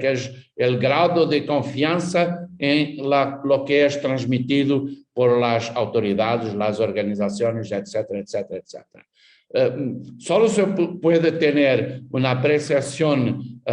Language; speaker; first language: Spanish; non-native, fluent; Portuguese